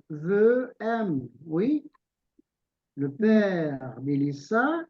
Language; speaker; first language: French; non-native, local second language; Arabic